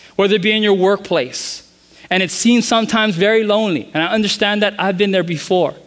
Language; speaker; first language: English; native; English